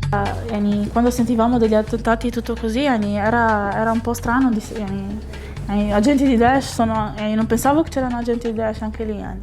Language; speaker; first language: Italian; early bilingual, other home language; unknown